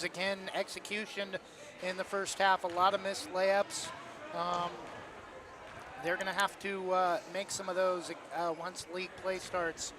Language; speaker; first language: English; native; English